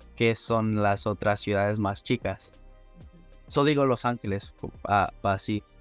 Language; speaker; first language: Spanish; early bilingual, heritage; Spanish